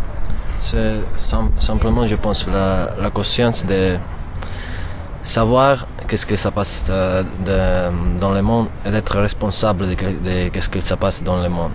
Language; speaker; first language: French; non-native, learner; Italian